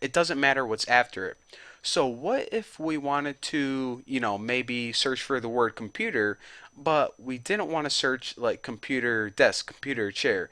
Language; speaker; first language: English; native; English